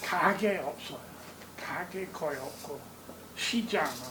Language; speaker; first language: Korean; non-native, fluent; English